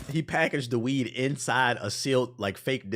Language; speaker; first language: English; native; English